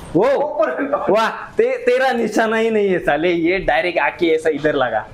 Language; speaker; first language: Hindi; non-native, local second language; Marathi